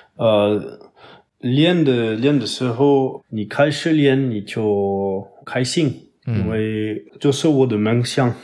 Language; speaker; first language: Chinese; non-native, learner; French